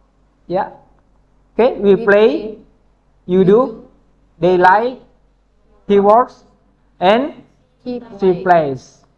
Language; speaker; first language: English; non-native, fluent; Indonesian